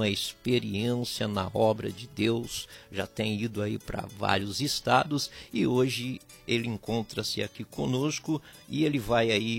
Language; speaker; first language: Portuguese; native; Portuguese